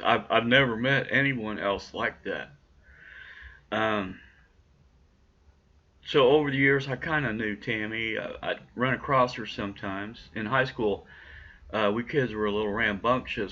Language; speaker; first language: English; native; English